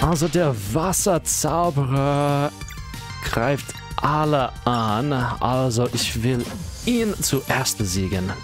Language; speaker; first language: German; non-native, fluent; English